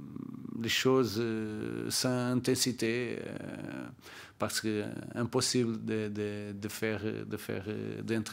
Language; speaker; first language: French; non-native, learner; Portuguese